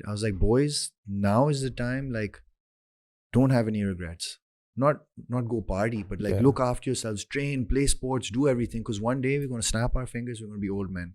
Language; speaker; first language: English; non-native, local second language; Urdu